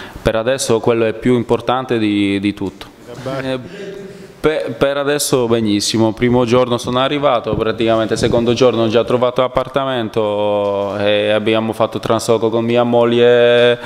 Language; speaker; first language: Italian; non-native, fluent; Polish